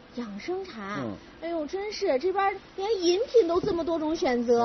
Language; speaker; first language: Chinese; native; Chinese